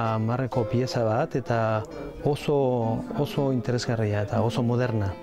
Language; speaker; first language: Basque; non-native, learner; Spanish